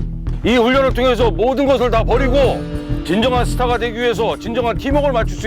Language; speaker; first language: Korean; native; Korean